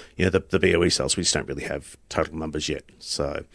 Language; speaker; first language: English; native; English